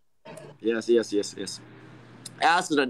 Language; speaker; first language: English; non-native, learner; Chinese